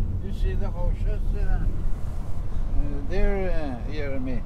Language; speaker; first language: English; non-native, learner; Norwegian